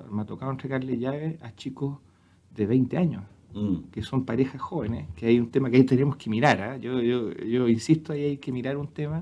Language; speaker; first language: Spanish; native; Spanish